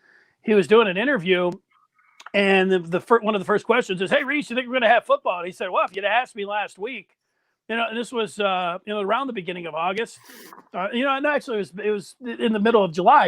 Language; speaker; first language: English; native; English